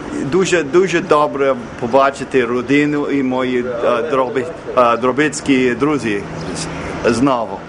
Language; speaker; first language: Ukrainian; non-native, learner; English